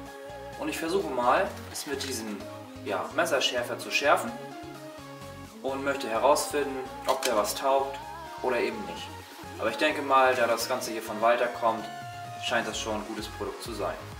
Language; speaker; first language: German; native; German